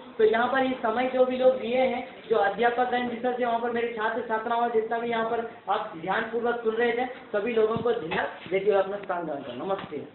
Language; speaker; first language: Hindi; non-native, local second language; Urdu